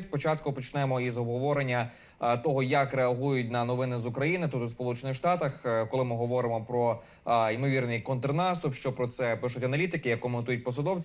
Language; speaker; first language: Ukrainian; native; Ukrainian